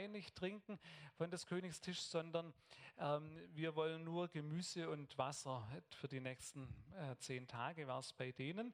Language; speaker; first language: German; native; German